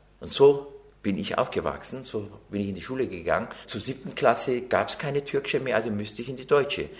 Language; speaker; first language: German; early bilingual, other home language; Turkish